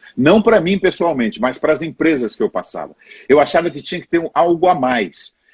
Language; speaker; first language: Portuguese; native; Portuguese